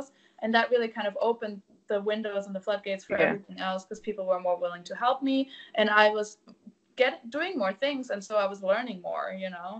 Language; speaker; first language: English; non-native, fluent; German